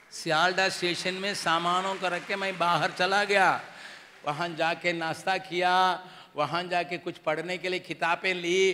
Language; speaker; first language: Hindi; non-native, local second language; Tamil